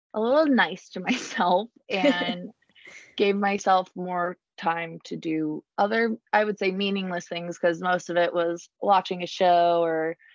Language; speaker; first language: English; native; English